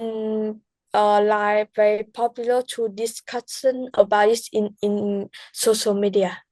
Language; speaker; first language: English; non-native, learner; Vietnamese